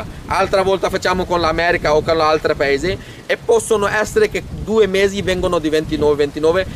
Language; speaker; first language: Italian; non-native, fluent; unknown